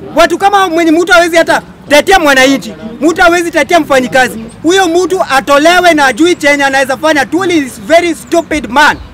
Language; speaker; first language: Swahili; native; Swahili